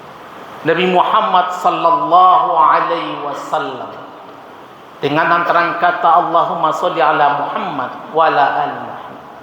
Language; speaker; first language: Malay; non-native, local second language; Minangkabau